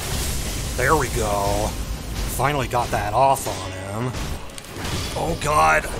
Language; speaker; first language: English; native; English